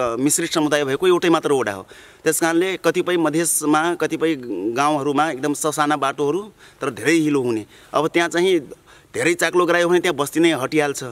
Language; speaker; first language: Nepali; non-native, local second language; Dangaura Tharu